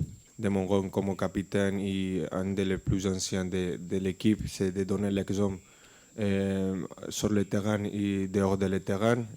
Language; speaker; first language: French; non-native, fluent; Spanish